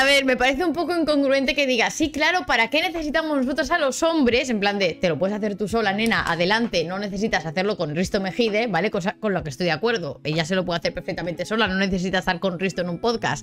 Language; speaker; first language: Spanish; native; Spanish